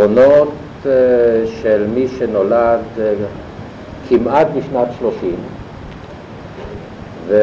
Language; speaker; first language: Hebrew; non-native, fluent; German